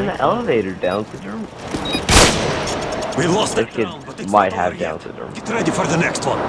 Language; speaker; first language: English; native; English